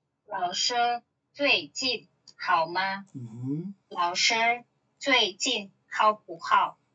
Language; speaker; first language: Chinese; non-native, learner; Indonesian